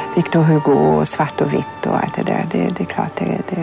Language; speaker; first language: Swedish; non-native, fluent; German